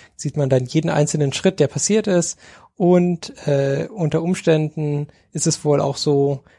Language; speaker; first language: German; native; German